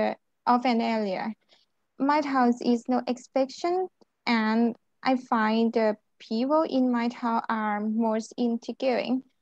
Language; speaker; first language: English; non-native, learner; Thai